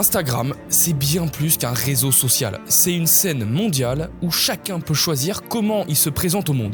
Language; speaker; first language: French; native; French